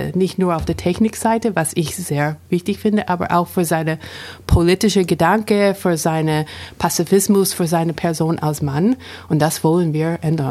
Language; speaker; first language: German; non-native, fluent; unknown